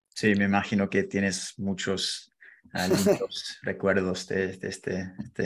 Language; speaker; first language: Spanish; non-native, learner; English